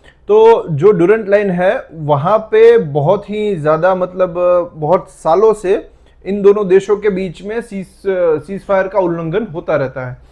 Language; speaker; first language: Hindi; non-native, local second language; Gujarati